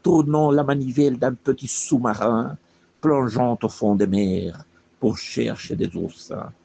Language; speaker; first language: French; non-native, fluent; Spanish